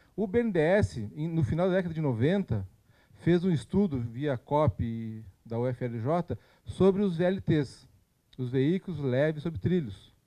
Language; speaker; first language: Portuguese; native; Portuguese